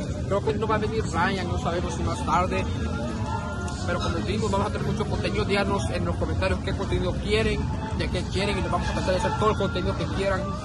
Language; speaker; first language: Spanish; early bilingual, heritage; Spanish